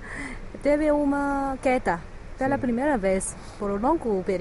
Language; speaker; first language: Portuguese; non-native, fluent; Chinese